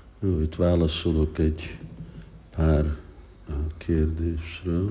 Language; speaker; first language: Hungarian; early bilingual, heritage; Hungarian